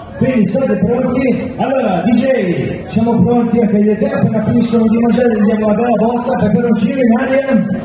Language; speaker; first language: Italian; native; Italian